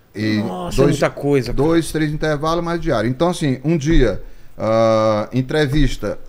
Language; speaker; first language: Portuguese; native; Portuguese